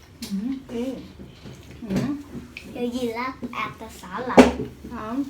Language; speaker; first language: Swedish; early bilingual, other home language; Thai